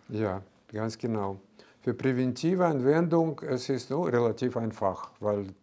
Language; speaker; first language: German; non-native, fluent; Russian